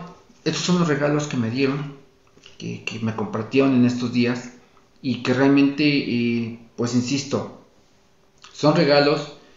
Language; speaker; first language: Spanish; native; Spanish